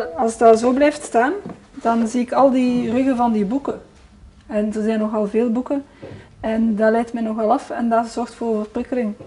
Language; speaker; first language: Dutch; native; Dutch